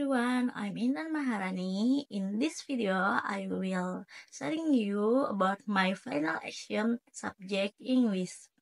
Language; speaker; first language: English; non-native, learner; Indonesian